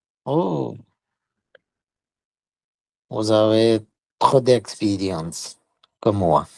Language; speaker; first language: French; non-native, learner; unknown